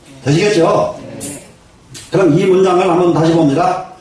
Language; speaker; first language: Korean; native; Korean